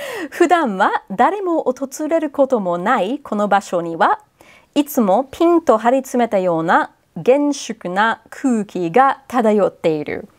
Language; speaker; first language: Japanese; non-native, fluent; English